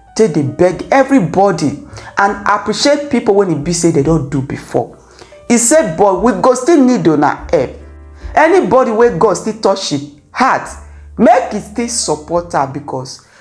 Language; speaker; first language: Nigerian Pidgin; native; Nigerian Pidgin